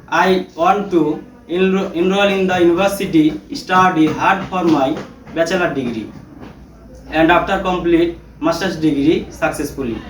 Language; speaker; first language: English; non-native, learner; Bangla